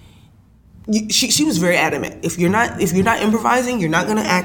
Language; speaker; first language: English; native; English